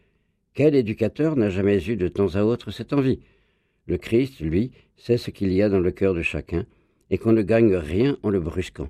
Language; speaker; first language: French; native; French